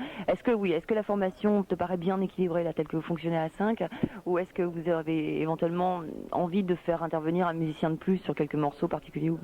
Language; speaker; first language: French; native; French